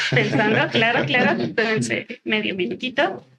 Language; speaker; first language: Spanish; native; Spanish